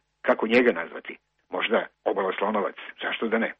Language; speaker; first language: Croatian; native; Croatian